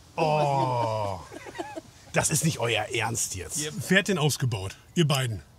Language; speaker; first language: German; native; German